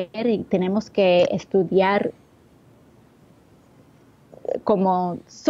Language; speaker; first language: Spanish; early bilingual, heritage; Spanish